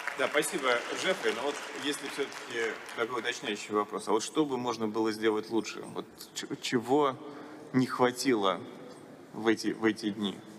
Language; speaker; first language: Russian; native; Russian